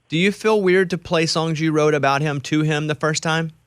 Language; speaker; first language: English; native; English